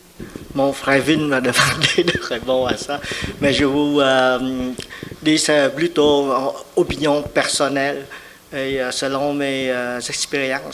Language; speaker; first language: French; non-native, fluent; Vietnamese